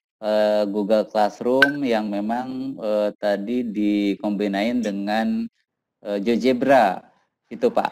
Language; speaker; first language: Indonesian; native; Indonesian